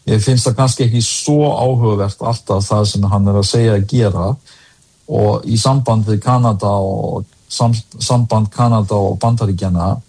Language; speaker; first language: Icelandic; early bilingual, other home language; Danish